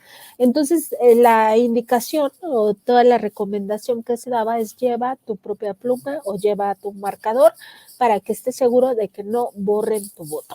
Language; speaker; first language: Spanish; native; Spanish